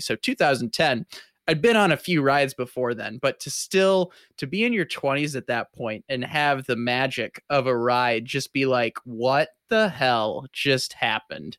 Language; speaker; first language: English; native; English